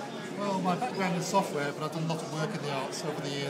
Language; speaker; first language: English; native; English